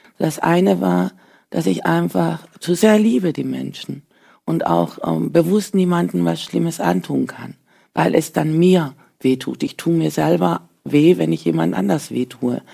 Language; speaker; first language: German; early bilingual, other home language; Turkish